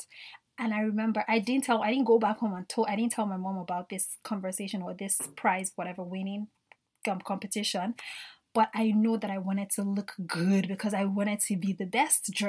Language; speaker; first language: English; non-native, local second language; Yoruba